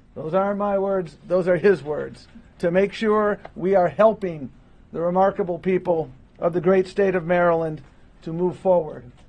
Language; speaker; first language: English; early bilingual, other home language; Spanish